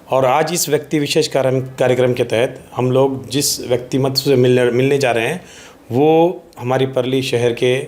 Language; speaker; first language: Hindi; non-native, local second language; Marathi